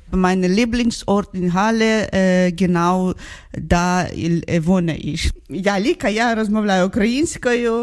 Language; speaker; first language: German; non-native, learner; Ukrainian